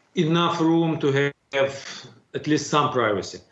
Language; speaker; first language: English; non-native, fluent; Russian